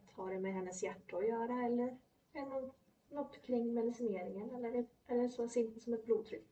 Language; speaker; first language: Swedish; early bilingual, other home language; Polish